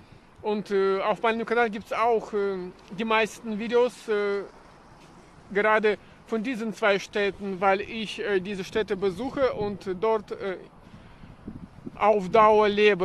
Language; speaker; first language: German; non-native, fluent; Russian